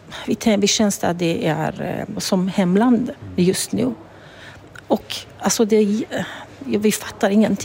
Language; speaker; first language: Swedish; non-native, learner; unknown